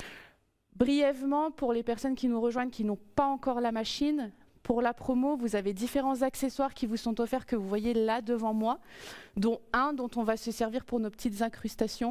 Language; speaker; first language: French; native; French